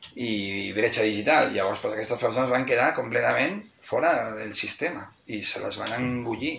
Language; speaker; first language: Catalan; non-native, local second language; Spanish